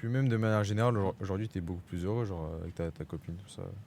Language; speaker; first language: French; native; French